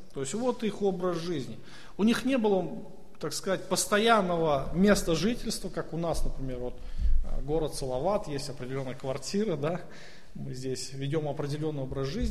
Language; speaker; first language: Russian; native; Russian